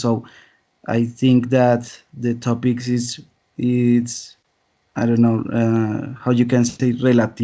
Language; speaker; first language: English; non-native, learner; Spanish